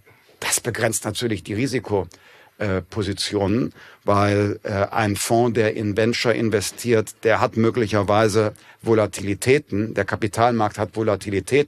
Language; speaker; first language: German; native; German